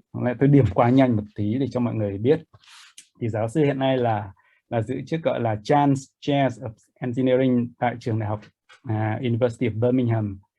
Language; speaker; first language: Vietnamese; native; Vietnamese